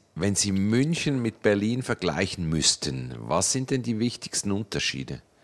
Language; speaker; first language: German; native; German